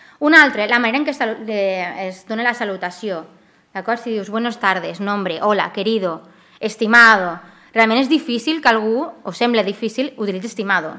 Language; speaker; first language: Catalan; native; Catalan